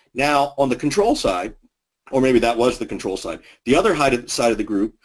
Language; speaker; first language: English; native; English